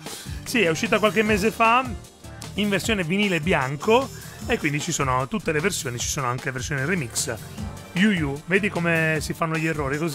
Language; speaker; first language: Italian; native; Italian